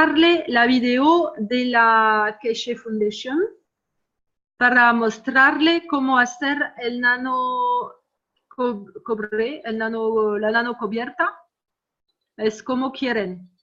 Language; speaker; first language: Spanish; non-native, fluent; French